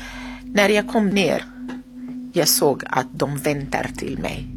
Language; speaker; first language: Swedish; non-native, learner; Arabic